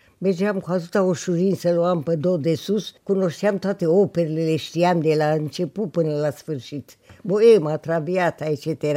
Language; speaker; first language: Romanian; non-native, local second language; Hungarian